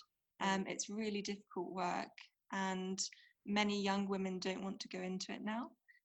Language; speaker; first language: English; native; English